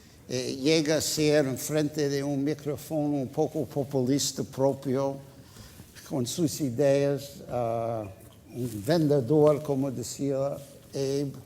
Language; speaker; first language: Spanish; non-native, fluent; English